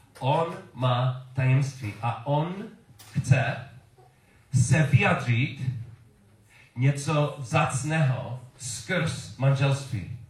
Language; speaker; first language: Czech; non-native, learner; English